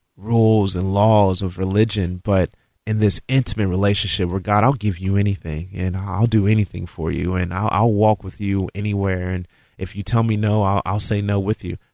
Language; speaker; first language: English; native; English